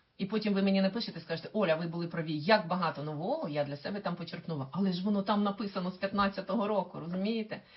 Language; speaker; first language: Ukrainian; non-native, local second language; Russian